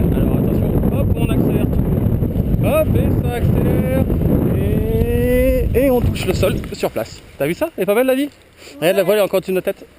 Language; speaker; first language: French; native; French